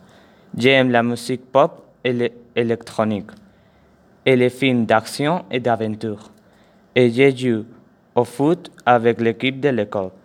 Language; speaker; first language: French; non-native, learner; Spanish